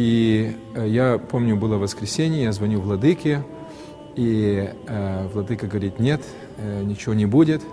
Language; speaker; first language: Russian; native; Russian